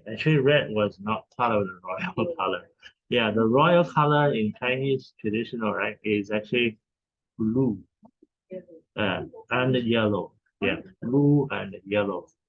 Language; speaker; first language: English; non-native, fluent; Chinese